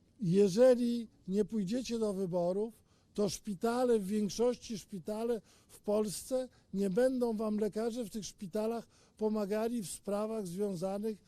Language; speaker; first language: Polish; native; Polish